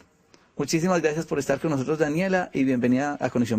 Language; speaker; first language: Spanish; native; Spanish